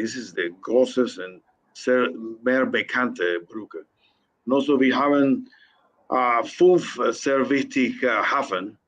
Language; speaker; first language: German; non-native, learner; Spanish